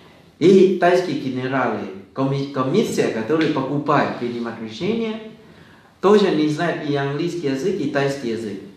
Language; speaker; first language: Russian; non-native, fluent; Thai